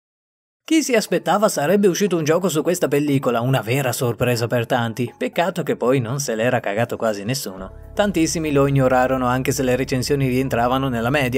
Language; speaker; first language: Italian; native; Italian